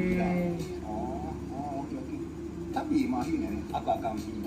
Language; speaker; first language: Indonesian; non-native, learner; Japanese